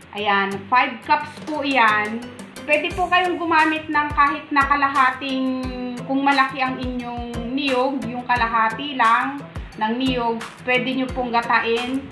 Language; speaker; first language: Filipino; non-native, local second language; Bikol